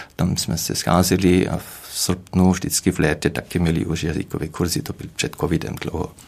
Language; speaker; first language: Czech; non-native, fluent; German